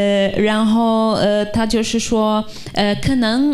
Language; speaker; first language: Chinese; non-native, fluent; Portuguese